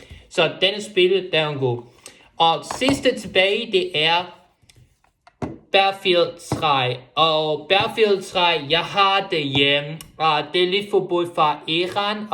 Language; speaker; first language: Danish; non-native, local second language; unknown